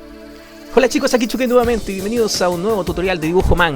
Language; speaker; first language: Spanish; native; Spanish